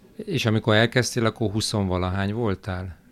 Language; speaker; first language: Hungarian; native; Hungarian